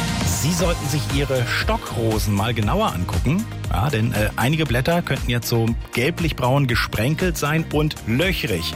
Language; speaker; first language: German; native; German